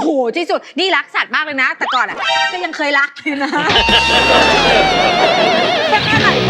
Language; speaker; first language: Thai; native; Thai